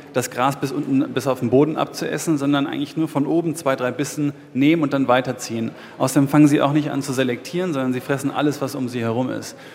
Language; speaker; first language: German; native; German